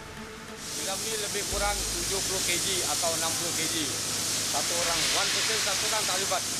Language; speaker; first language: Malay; non-native, learner; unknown